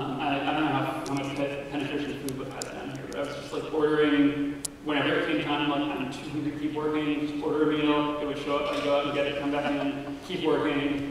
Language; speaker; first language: English; native; English